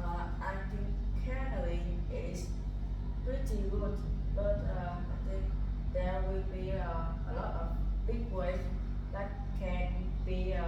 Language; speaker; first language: English; non-native, learner; Vietnamese